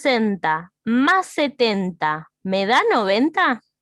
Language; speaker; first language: Spanish; native; Spanish